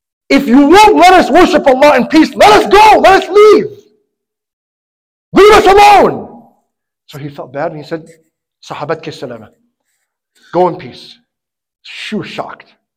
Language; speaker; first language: English; native; English